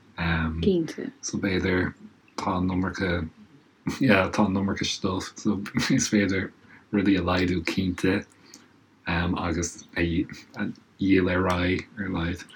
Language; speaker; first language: Irish; non-native, local second language; English